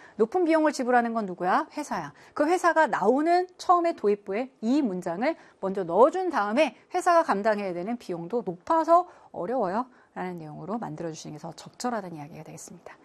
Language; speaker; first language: Korean; native; Korean